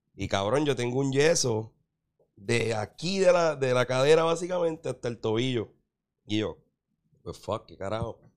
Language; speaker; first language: Spanish; early bilingual, heritage; Spanish